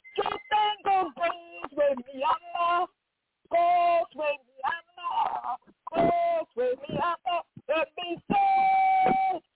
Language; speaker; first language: Spanish; non-native, learner; English